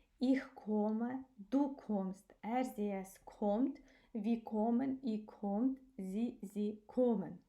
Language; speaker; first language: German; non-native, learner; Ukrainian